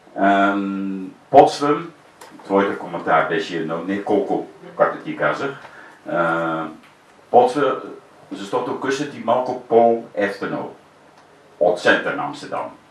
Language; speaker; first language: Bulgarian; non-native, learner; Dutch